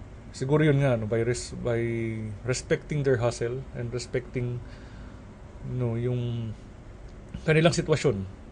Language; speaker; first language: English; non-native, local second language; Filipino